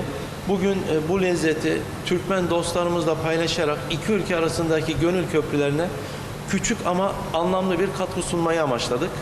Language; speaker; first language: Turkish; native; Turkish